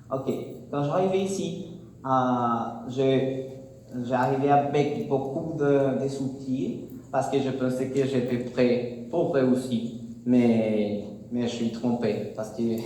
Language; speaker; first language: French; non-native, learner; Spanish